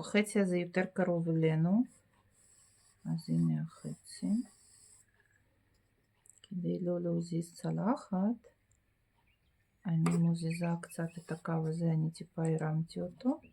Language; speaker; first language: Hebrew; non-native, fluent; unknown